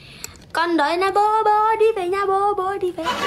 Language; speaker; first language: Vietnamese; non-native, learner; Indonesian